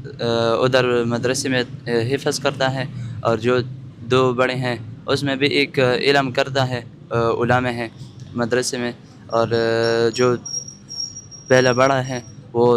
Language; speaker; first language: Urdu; non-native, local second language; Pashto